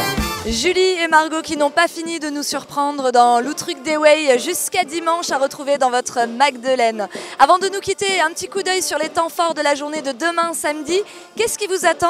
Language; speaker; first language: French; native; French